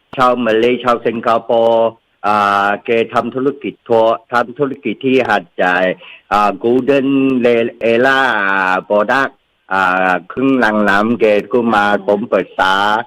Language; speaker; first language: Thai; non-native, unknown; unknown